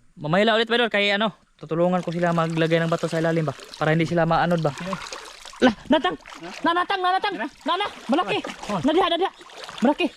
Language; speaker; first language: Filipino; non-native, local second language; Cebuano